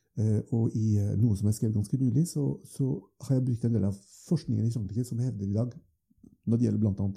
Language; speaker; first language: Norwegian; non-native, fluent; French